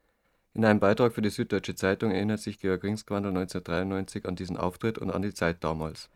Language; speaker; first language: German; native; German